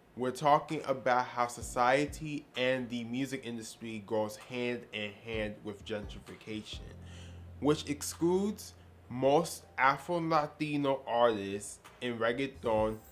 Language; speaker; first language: English; early bilingual, other home language; Spanish